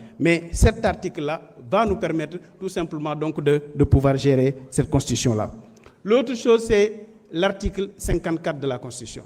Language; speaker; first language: French; non-native, local second language; Wolof